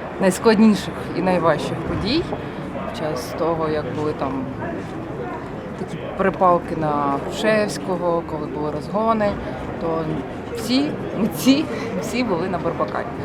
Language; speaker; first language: Ukrainian; native; Ukrainian